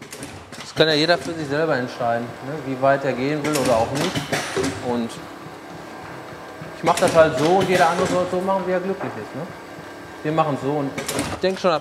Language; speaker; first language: German; native; German